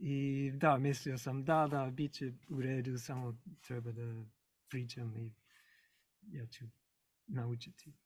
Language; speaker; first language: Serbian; non-native, learner; English